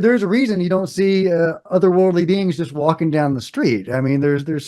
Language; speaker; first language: English; native; English